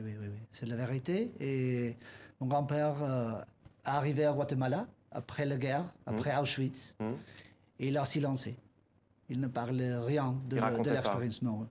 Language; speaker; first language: French; non-native, learner; Spanish